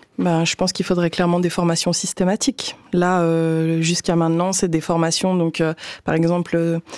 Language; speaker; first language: French; native; French